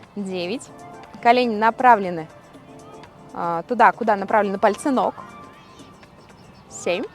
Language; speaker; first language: Russian; native; Russian